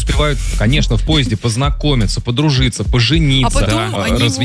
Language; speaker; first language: Russian; native; Russian